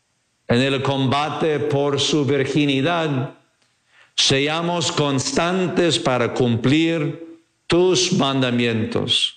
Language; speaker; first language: Spanish; non-native, fluent; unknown